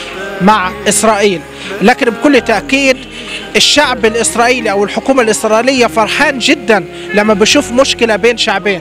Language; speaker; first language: Arabic; native; Arabic